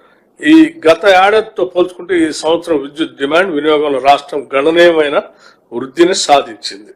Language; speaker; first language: Telugu; native; Telugu